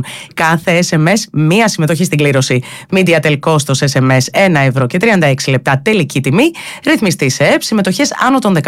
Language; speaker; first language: Greek; native; Greek